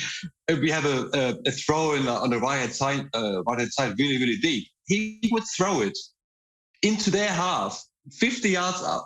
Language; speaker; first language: English; non-native, fluent; German